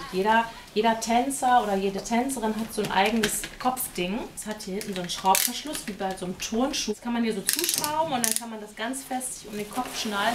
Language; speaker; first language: German; native; German